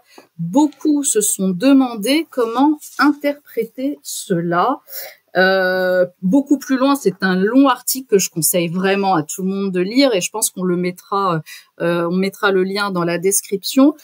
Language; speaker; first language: French; native; French